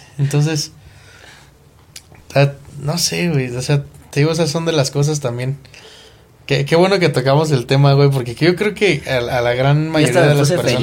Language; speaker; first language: Spanish; native; Spanish